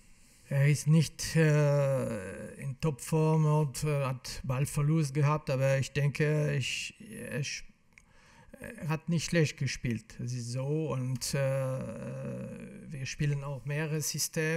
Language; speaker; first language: German; non-native, fluent; French